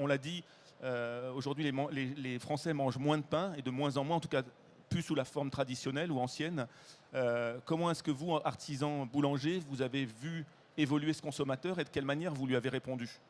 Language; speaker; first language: French; native; French